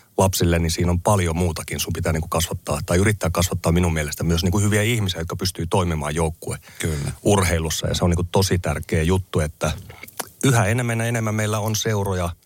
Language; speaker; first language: Finnish; native; Finnish